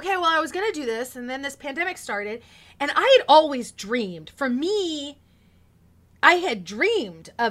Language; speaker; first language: English; native; English